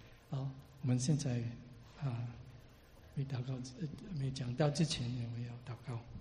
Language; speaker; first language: Chinese; non-native, learner; English